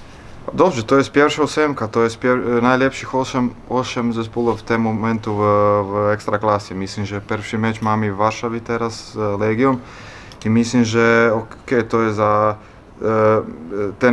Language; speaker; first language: Polish; non-native, learner; Croatian